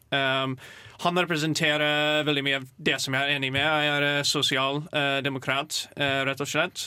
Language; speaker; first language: Norwegian; non-native, fluent; English